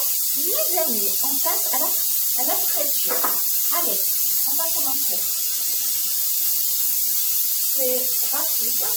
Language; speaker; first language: French; non-native, local second language; Arabic